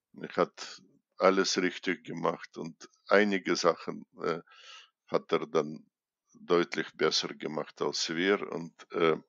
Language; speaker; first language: German; non-native, fluent; Russian